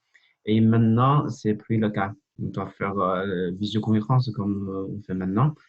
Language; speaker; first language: French; non-native, fluent; Chinese